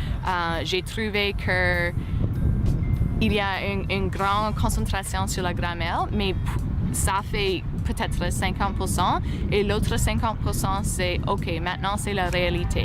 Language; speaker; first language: French; non-native, fluent; English